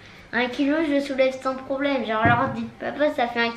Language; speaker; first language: French; native; French